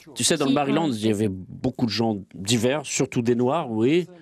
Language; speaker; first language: French; non-native, fluent; Russian